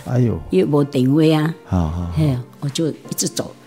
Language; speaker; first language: Min Nan Chinese; non-native, local second language; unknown